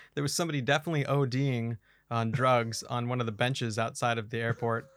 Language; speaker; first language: English; native; English